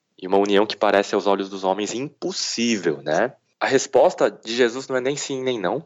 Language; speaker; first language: Portuguese; early bilingual, other home language; Korean